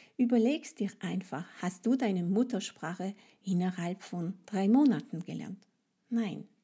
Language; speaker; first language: German; non-native, fluent; French